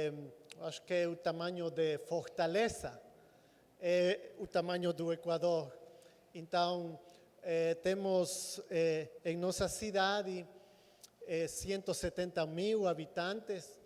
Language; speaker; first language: Portuguese; non-native, fluent; Spanish